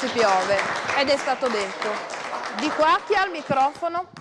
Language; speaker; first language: Italian; native; Italian